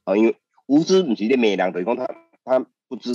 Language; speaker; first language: Chinese; native; Chinese